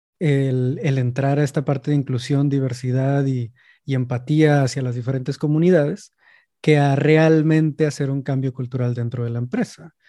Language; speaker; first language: Spanish; native; Spanish